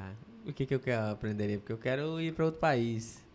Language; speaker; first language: Portuguese; native; Portuguese